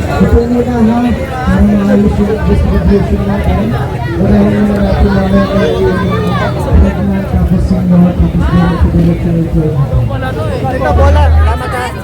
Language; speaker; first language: Filipino; non-native, local second language; Cebuano